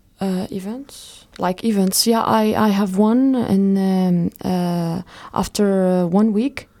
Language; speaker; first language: English; non-native, fluent; Arabic